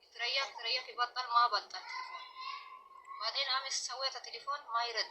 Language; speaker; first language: Arabic; non-native, learner; Oromo